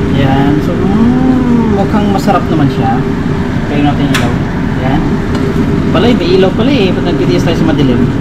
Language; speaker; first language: Filipino; non-native, local second language; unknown